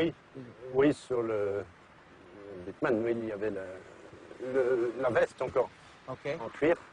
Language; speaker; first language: French; native; French